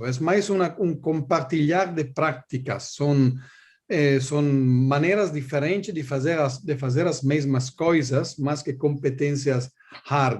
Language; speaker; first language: Portuguese; non-native, learner; Italian